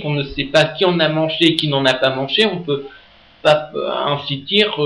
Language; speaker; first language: French; native; French